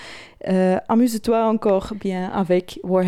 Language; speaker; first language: French; non-native, learner; Dutch